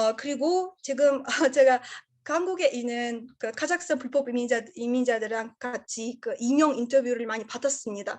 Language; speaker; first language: Korean; non-native, learner; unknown